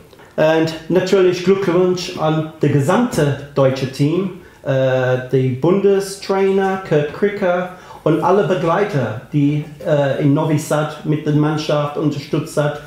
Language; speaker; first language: German; non-native, fluent; English